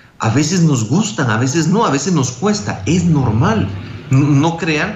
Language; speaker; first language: Spanish; native; Spanish